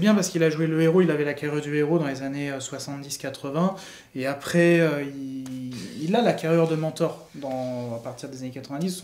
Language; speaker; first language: French; native; French